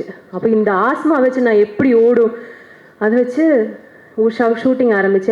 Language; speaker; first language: Tamil; non-native, learner; Malayalam